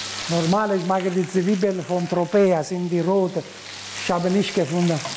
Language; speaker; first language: German; non-native, learner; Italian